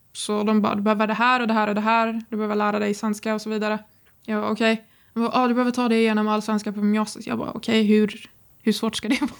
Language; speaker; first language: Swedish; non-native, fluent; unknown